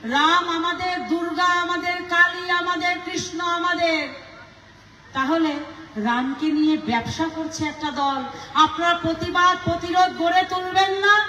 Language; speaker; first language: Bangla; non-native, local second language; Nepali